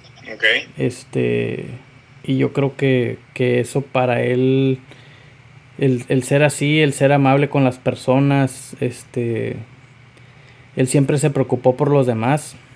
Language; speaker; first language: Spanish; native; Spanish